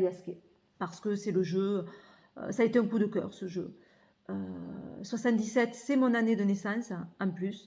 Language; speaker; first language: French; native; French